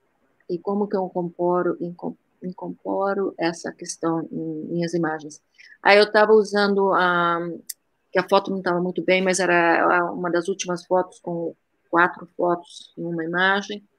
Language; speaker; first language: Portuguese; early bilingual, heritage; Portuguese